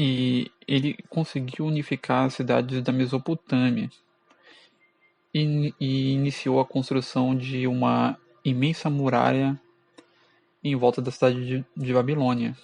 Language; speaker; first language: Portuguese; native; Portuguese